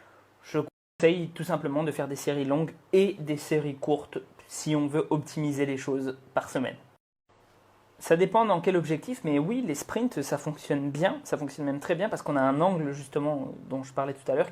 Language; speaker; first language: French; native; French